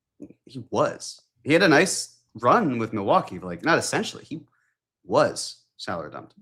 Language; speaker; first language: English; native; English